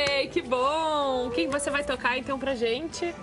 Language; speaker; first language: Portuguese; native; Portuguese